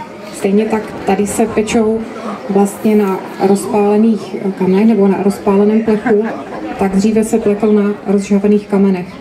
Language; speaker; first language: Czech; native; Czech